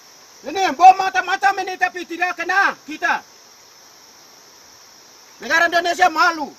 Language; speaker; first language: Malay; non-native, local second language; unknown